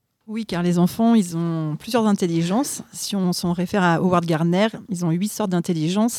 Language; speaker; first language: French; native; French